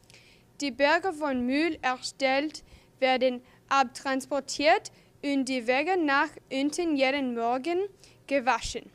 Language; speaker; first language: German; non-native, learner; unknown